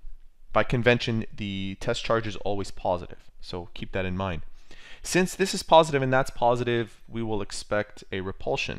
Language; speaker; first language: English; native; English